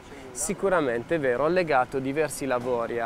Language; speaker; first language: Italian; native; Italian